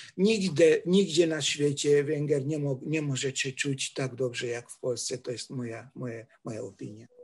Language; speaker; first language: Polish; non-native, fluent; Hungarian